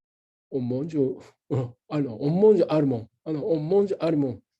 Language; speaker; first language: French; non-native, learner; Japanese